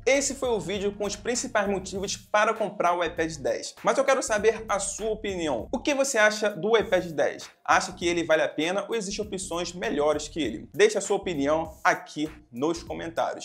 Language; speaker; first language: Portuguese; native; Portuguese